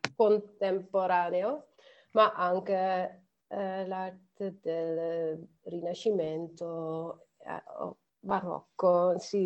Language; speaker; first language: Italian; non-native, learner; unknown